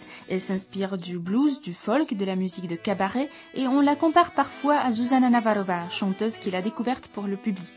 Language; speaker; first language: French; native; French